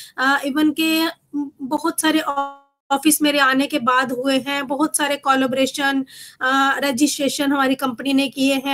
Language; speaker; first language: Hindi; native; Hindi